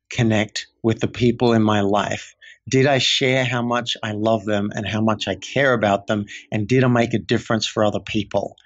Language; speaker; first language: English; native; English